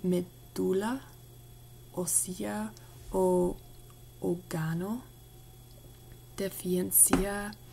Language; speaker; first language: Spanish; non-native, learner; English